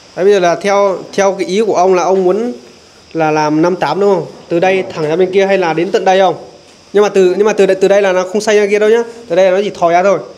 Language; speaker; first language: Vietnamese; native; Vietnamese